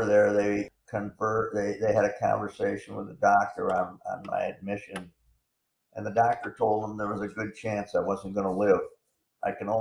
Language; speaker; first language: English; native; English